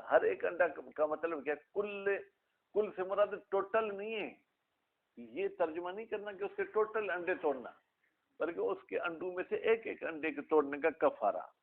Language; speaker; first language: Urdu; non-native, local second language; Sindhi